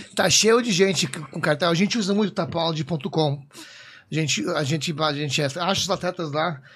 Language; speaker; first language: Portuguese; non-native, fluent; English